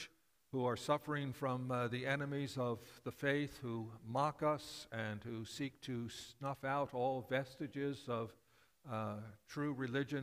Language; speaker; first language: English; native; English